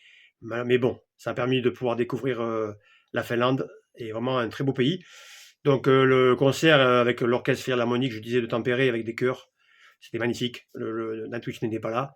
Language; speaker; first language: French; native; French